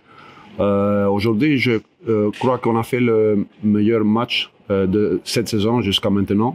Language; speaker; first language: French; non-native, fluent; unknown